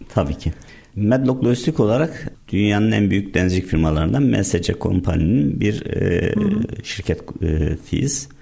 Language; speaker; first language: Turkish; native; Turkish